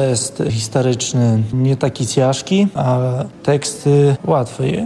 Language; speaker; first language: Polish; non-native, local second language; Belarusian